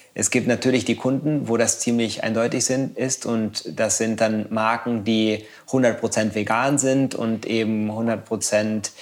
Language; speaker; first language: German; non-native, fluent; Spanish